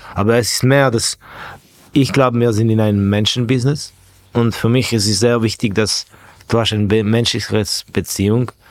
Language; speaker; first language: German; non-native, fluent; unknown